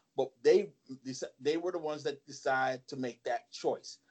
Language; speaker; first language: English; native; English